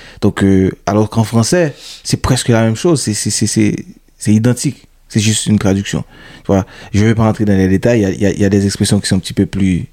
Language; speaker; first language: French; non-native, local second language; Haitian Creole